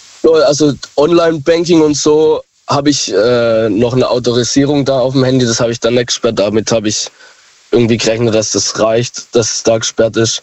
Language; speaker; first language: German; native; German